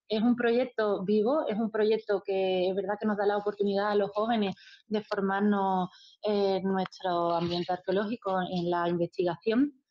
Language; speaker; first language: Spanish; native; Spanish